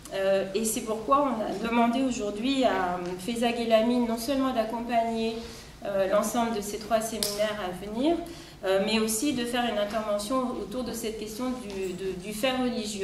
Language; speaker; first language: French; native; French